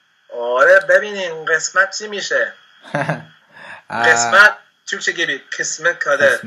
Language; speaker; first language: Persian; non-native, fluent; Spanish